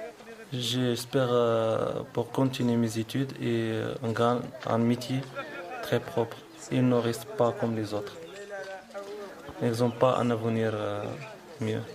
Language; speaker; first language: French; non-native, learner; Arabic